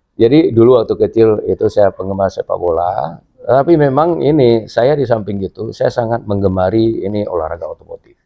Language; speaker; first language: Indonesian; native; Indonesian